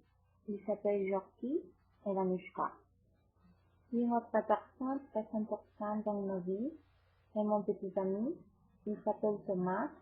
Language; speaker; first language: French; non-native, fluent; Spanish